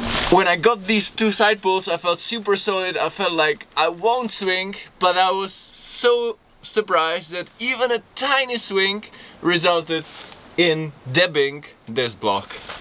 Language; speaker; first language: English; non-native, fluent; Czech